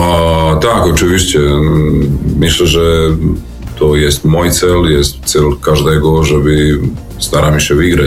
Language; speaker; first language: Polish; non-native, learner; Serbian